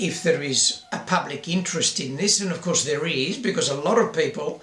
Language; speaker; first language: English; native; English